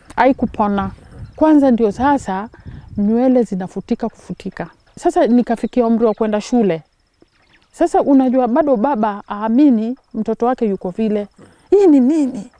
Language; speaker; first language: Swahili; native; Swahili